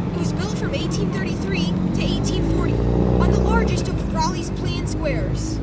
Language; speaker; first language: English; native; English